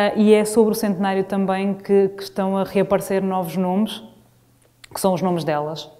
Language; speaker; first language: Portuguese; native; Portuguese